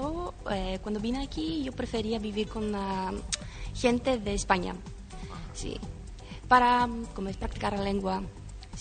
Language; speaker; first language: Spanish; non-native, learner; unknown